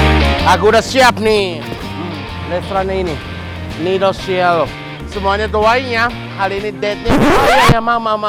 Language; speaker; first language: Indonesian; non-native, learner; Japanese